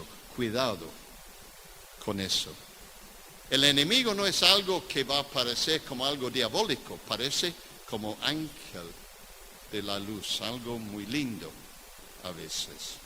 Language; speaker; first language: Spanish; non-native, fluent; English